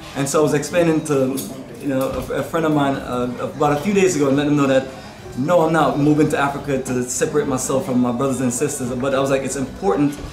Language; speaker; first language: English; native; English